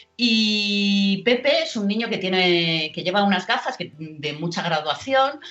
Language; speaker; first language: Spanish; native; Spanish